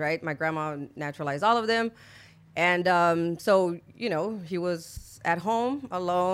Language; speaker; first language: English; early bilingual, other home language; Spanish